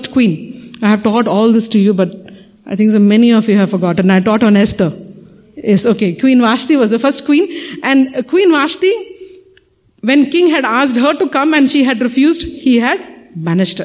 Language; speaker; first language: English; non-native, local second language; Tamil